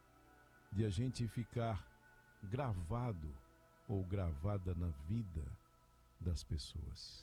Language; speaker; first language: Portuguese; native; Portuguese